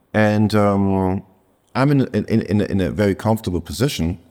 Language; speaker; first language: English; non-native, fluent; German